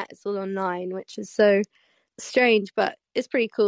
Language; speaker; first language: English; native; English